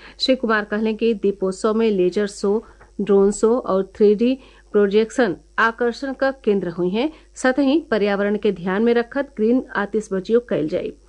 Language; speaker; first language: Bhojpuri; native; Bhojpuri